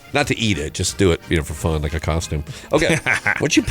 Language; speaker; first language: English; native; English